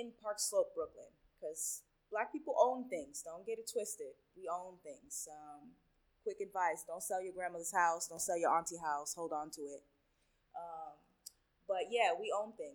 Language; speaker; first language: English; early bilingual, other home language; Spanish